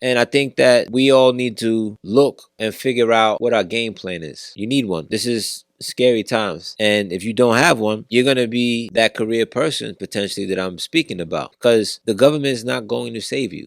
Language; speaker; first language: English; native; English